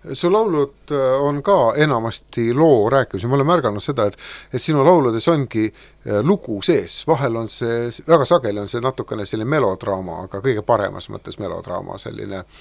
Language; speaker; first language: Estonian; native; Estonian